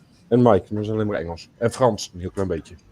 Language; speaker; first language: Dutch; native; Dutch